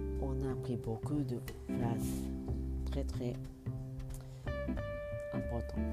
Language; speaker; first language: French; non-native, fluent; Japanese